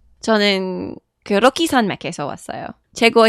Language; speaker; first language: Korean; non-native, fluent; English